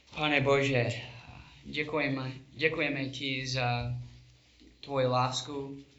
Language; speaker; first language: Czech; non-native, learner; English